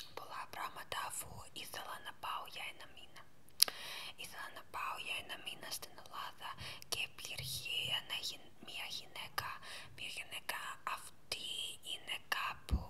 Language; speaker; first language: Greek; non-native, learner; Ukrainian